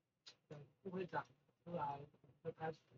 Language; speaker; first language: Chinese; native; Chinese